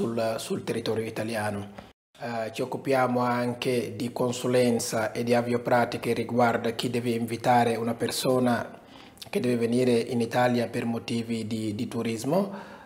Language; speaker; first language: Italian; non-native, fluent; Wolof